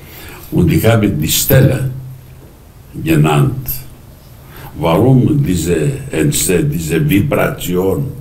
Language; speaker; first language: German; non-native, fluent; Greek